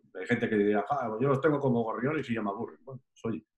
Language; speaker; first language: Spanish; native; Spanish